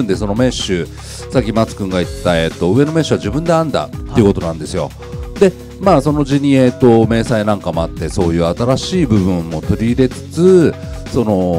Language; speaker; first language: Japanese; native; Japanese